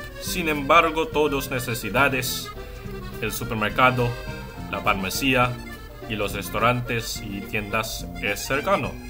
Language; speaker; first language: Spanish; non-native, learner; English